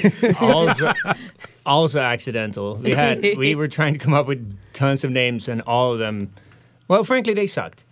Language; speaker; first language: English; non-native, fluent; Swedish